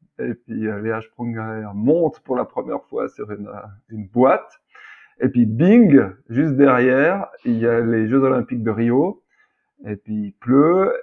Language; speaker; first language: French; native; French